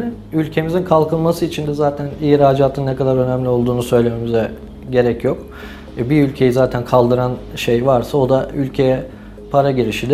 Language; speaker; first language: Turkish; native; Turkish